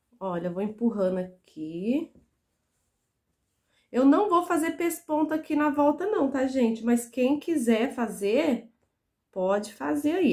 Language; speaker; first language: Portuguese; native; Portuguese